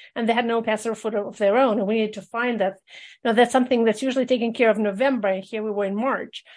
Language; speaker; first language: English; early bilingual, other home language; Russian